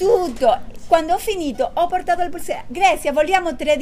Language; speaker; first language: Italian; non-native, learner; Spanish